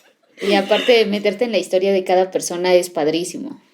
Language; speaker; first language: Spanish; native; Spanish